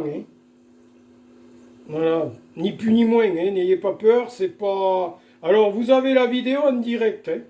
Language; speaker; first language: French; native; French